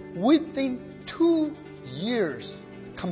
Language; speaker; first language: English; non-native, learner; Burmese